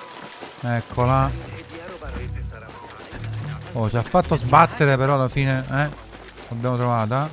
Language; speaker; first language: Italian; native; Italian